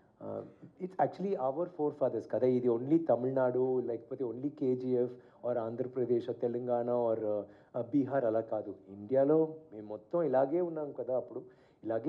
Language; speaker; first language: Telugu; non-native, learner; Tamil